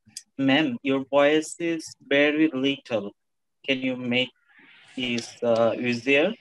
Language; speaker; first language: English; non-native, learner; Bangla